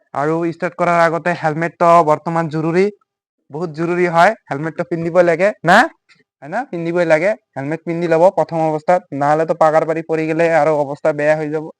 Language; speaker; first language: Assamese; native; Assamese